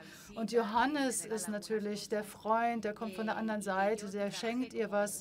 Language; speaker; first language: German; non-native, fluent; Spanish